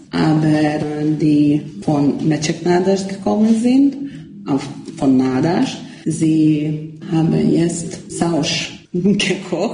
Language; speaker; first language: German; non-native, local second language; Hungarian